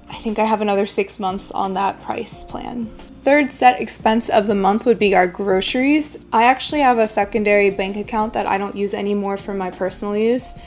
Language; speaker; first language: English; native; English